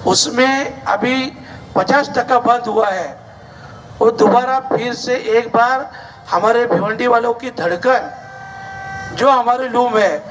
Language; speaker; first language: Hindi; non-native, local second language; Marathi